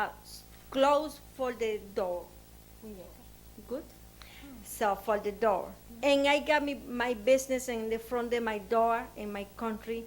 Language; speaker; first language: English; non-native, learner; Spanish